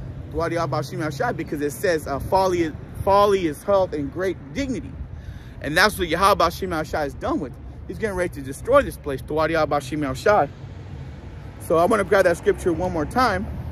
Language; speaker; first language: English; native; English